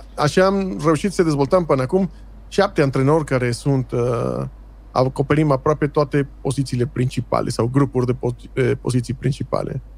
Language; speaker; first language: Romanian; non-native, fluent; Spanish